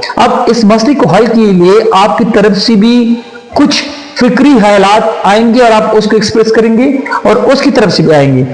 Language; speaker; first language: Urdu; non-native, local second language; Pashto